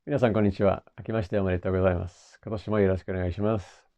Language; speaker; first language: Japanese; non-native, fluent; English